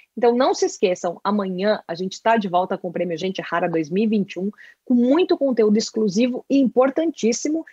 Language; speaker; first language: Portuguese; native; Portuguese